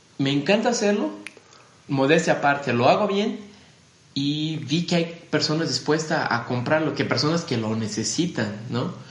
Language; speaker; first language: Spanish; non-native, fluent; Portuguese